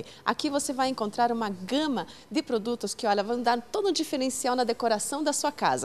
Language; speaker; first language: Portuguese; native; Portuguese